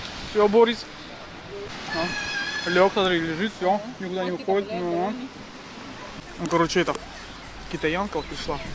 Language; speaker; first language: Russian; native; Russian